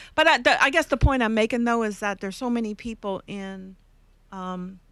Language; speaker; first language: English; native; English